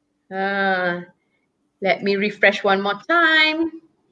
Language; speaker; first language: English; non-native, local second language; Malay